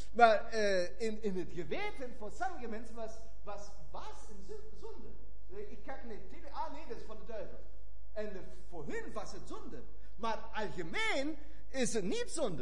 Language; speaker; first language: Dutch; non-native, fluent; German